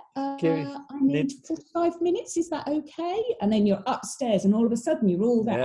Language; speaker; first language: English; native; English